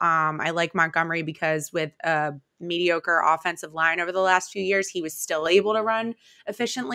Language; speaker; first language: English; native; English